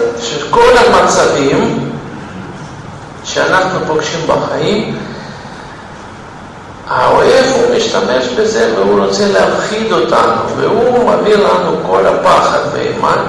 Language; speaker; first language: Hebrew; non-native, fluent; Russian